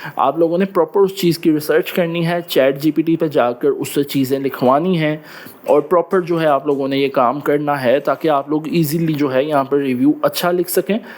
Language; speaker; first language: Urdu; non-native, local second language; Punjabi